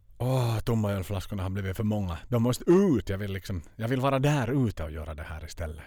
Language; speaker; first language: Swedish; native; Swedish